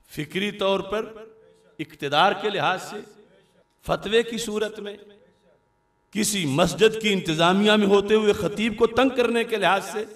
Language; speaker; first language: Urdu; non-native, local second language; Punjabi